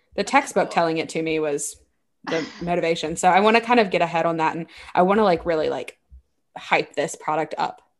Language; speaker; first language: English; native; English